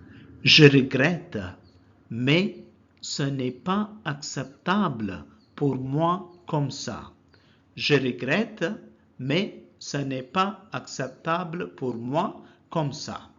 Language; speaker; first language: French; non-native, fluent; Telugu